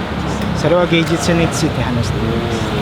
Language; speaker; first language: Japanese; non-native, fluent; Indonesian